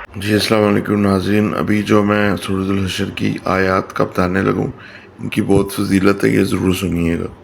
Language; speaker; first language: Urdu; native; Urdu